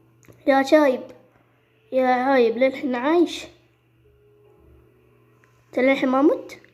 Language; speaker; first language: Arabic; native; Arabic